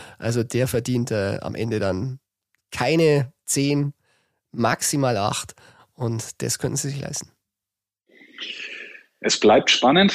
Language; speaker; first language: German; native; German